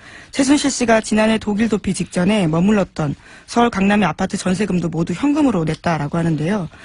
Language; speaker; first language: Korean; native; Korean